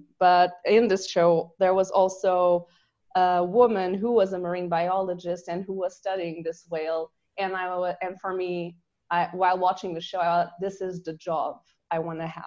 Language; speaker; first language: English; non-native, fluent; Portuguese